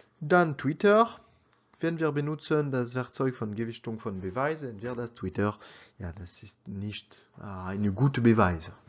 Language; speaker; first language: German; non-native, learner; French